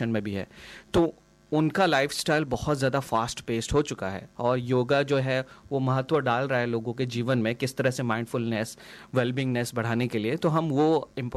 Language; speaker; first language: Hindi; non-native, local second language; Odia